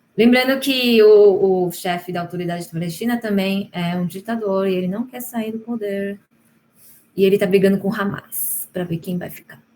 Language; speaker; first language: Portuguese; native; Portuguese